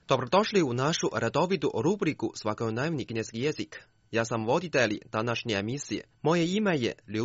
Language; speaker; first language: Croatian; non-native, fluent; Chinese